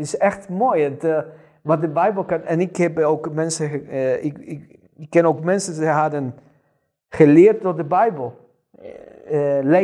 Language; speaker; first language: Dutch; non-native, fluent; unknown